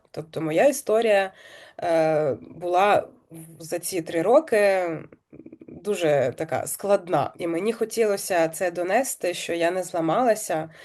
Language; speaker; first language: Ukrainian; native; Ukrainian